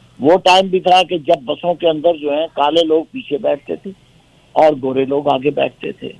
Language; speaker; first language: Urdu; native; Urdu